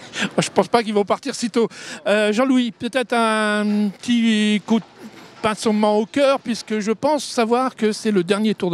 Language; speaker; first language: French; native; French